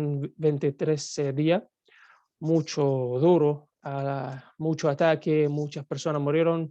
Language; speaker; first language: Spanish; non-native, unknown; Arabic